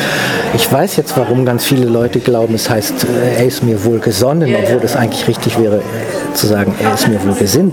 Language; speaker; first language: German; native; German